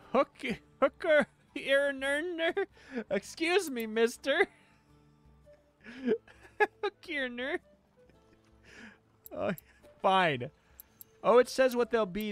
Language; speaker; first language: English; native; English